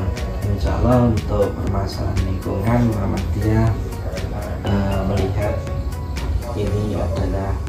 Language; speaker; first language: Indonesian; native; Indonesian